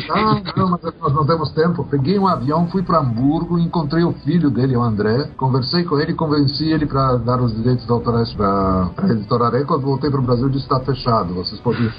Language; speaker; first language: Portuguese; early bilingual, other home language; Polish